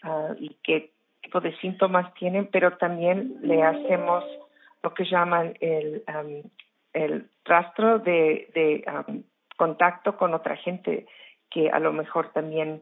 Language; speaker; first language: Spanish; early bilingual, heritage; English